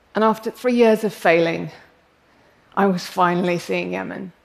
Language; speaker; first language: English; native; English